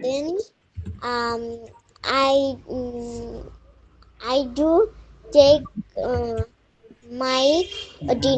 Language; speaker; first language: English; non-native, learner; Bangla